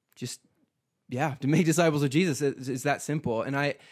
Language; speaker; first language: English; native; English